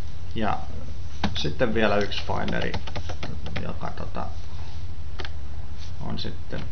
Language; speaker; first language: Finnish; native; Finnish